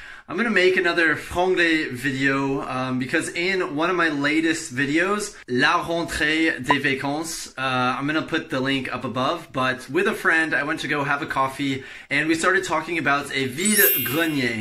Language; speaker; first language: English; native; English